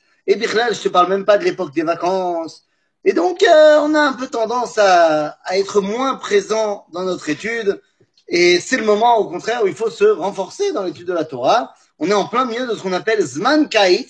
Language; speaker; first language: French; native; French